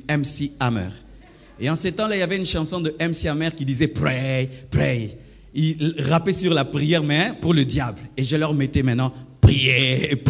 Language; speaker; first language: French; non-native, local second language; Swahili